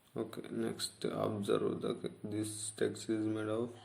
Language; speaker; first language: English; non-native, local second language; Telugu